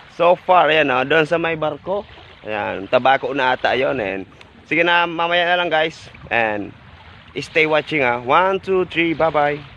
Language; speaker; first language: Filipino; non-native, local second language; Bikol